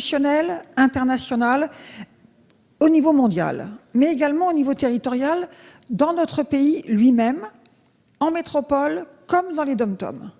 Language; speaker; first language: French; native; French